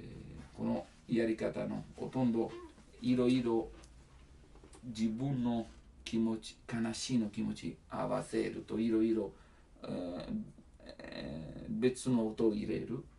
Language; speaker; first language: Japanese; non-native, learner; Italian